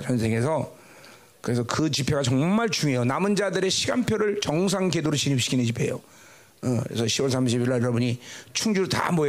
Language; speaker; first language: Korean; native; Korean